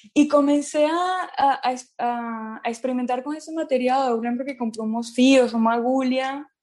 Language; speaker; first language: Portuguese; non-native, learner; Spanish